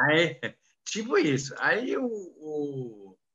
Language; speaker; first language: Portuguese; non-native, learner; Arabic